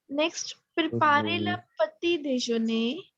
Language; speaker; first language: French; non-native, fluent; Hindi